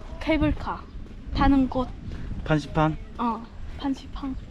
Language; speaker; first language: Korean; non-native, learner; Vietnamese